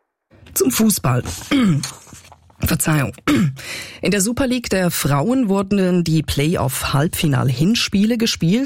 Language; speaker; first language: German; native; German